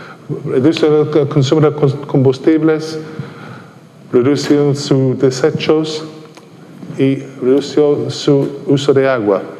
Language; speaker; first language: Spanish; non-native, fluent; English